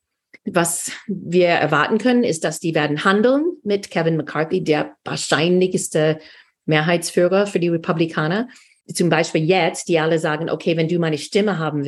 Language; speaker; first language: German; non-native, fluent; English